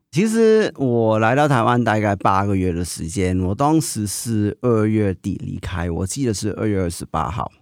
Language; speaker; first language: Chinese; non-native, local second language; Cantonese